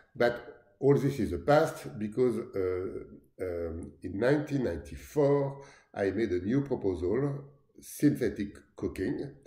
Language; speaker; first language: English; non-native, fluent; French